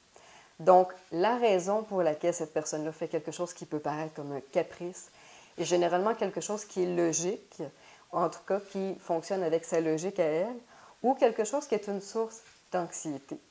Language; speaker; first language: French; native; French